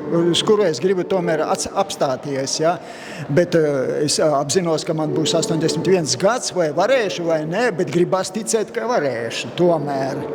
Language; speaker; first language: Latvian; non-native, local second language; Russian